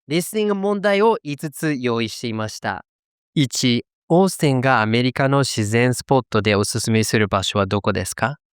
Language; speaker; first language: Japanese; non-native, fluent; English